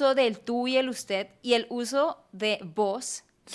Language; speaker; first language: Spanish; native; Spanish